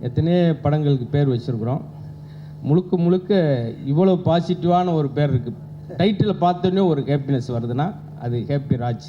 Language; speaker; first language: Tamil; native; Tamil